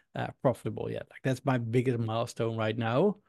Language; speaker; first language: English; non-native, fluent; Dutch